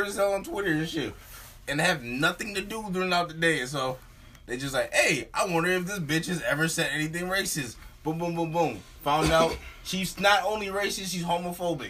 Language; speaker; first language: English; native; English